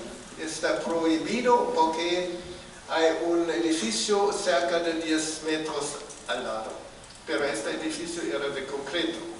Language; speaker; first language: Spanish; non-native, fluent; German